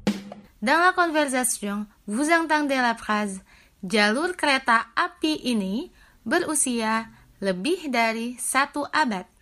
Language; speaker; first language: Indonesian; non-native, fluent; French